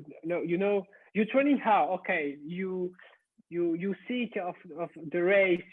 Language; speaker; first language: English; non-native, learner; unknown